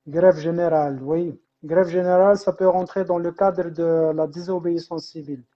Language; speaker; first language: French; non-native, local second language; Arabic